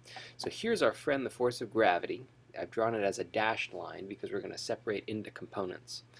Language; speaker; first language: English; native; English